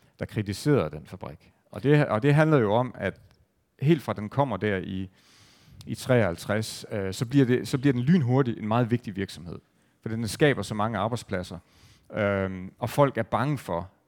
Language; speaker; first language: Danish; native; Danish